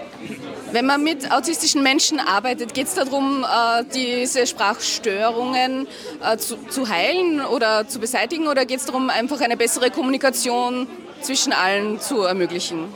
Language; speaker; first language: German; native; German